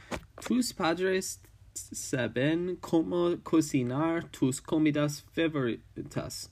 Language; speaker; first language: Spanish; non-native, learner; English